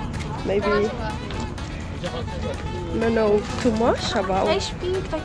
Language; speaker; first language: English; non-native, learner; Spanish